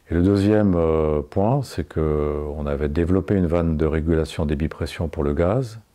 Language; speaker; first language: French; native; French